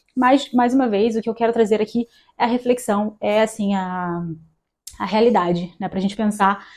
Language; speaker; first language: Portuguese; native; Portuguese